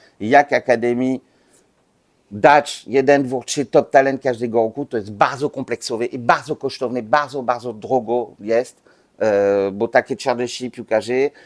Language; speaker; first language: Polish; non-native, learner; French